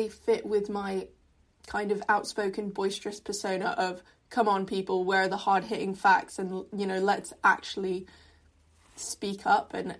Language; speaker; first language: English; non-native, local second language; Cantonese